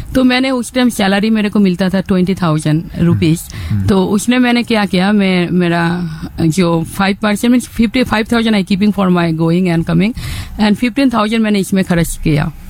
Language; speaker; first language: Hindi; non-native, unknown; Bangla